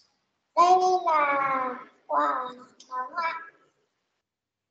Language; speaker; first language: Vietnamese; native; Vietnamese